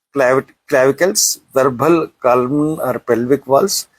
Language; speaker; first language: English; non-native, local second language; Telugu